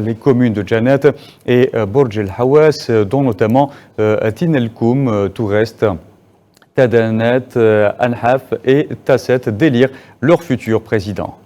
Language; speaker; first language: French; non-native, local second language; Arabic